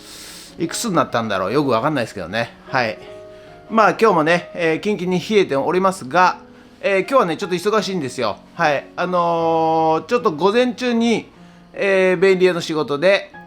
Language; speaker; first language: Japanese; native; Japanese